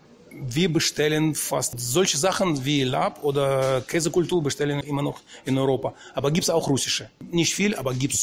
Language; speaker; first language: German; non-native, fluent; Russian